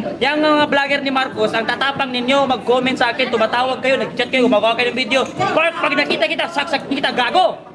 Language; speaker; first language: Filipino; non-native, local second language; Maguindanaon